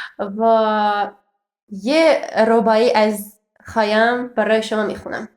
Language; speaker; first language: Persian; non-native, fluent; Armenian